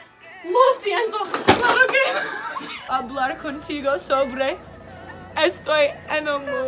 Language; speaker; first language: Spanish; non-native, learner; English